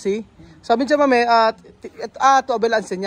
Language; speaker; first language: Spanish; non-native, learner; Filipino